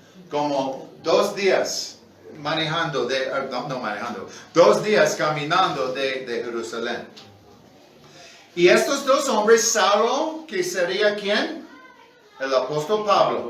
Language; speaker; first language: Spanish; non-native, fluent; English